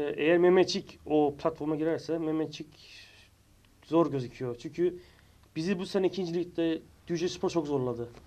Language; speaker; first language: Turkish; native; Turkish